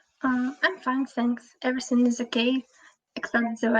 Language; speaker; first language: English; non-native, fluent; Russian